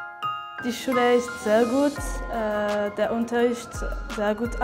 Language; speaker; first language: German; non-native, learner; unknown